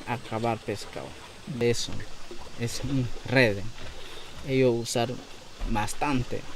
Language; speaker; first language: Spanish; non-native, local second language; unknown